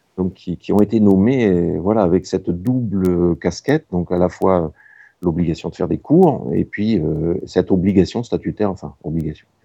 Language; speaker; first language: French; native; French